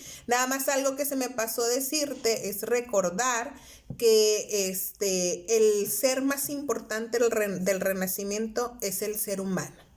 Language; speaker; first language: Spanish; native; Spanish